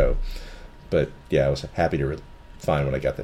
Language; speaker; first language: English; native; English